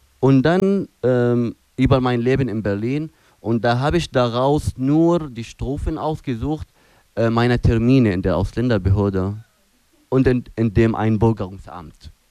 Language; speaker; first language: German; non-native, fluent; Arabic